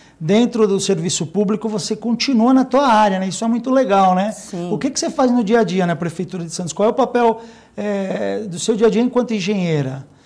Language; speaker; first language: Portuguese; native; Portuguese